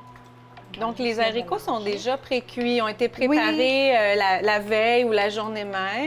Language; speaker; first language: French; native; French